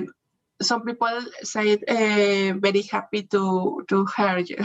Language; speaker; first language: English; non-native, learner; Spanish